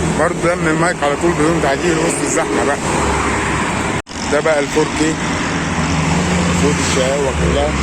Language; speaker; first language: Arabic; native; Arabic